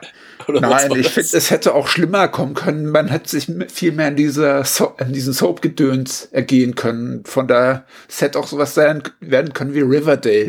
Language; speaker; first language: German; native; German